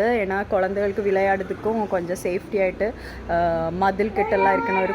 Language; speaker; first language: Tamil; non-native, learner; Malayalam